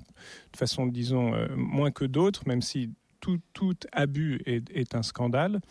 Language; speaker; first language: French; native; French